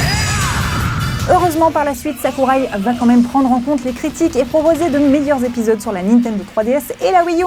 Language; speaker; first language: French; native; French